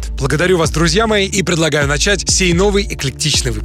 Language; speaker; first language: Russian; native; Russian